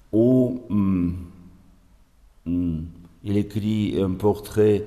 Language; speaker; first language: French; non-native, fluent; Russian